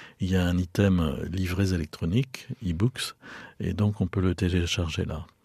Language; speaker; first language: French; native; French